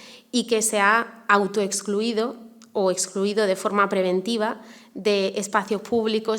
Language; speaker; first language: Spanish; native; Spanish